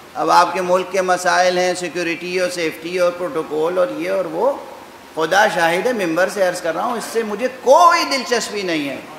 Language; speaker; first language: Urdu; native; Urdu